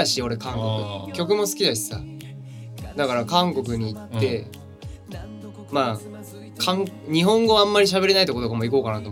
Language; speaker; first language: Japanese; native; Japanese